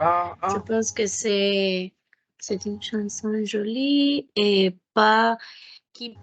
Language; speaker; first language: French; non-native, learner; Spanish